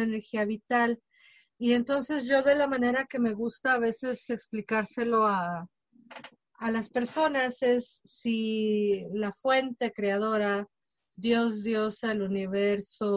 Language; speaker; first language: Spanish; native; Spanish